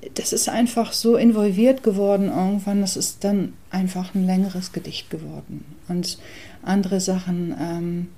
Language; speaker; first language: German; early bilingual, other home language; English